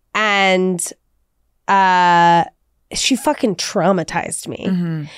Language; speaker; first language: English; native; English